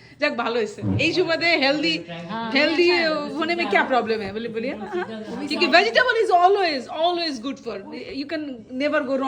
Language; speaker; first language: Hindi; non-native, learner; Bangla